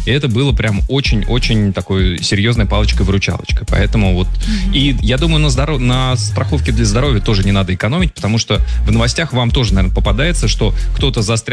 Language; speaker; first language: Russian; native; Russian